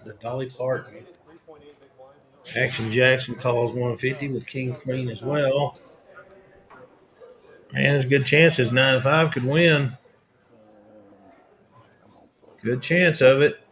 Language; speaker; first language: English; native; English